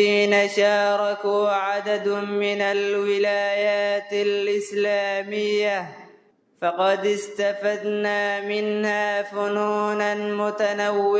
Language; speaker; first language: Arabic; non-native, local second language; Somali